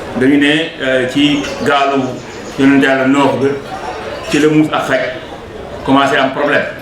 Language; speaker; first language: Wolof; non-native, local second language; Serer